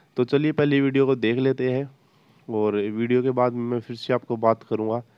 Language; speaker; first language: Hindi; native; Hindi